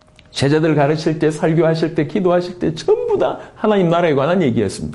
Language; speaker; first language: Korean; native; Korean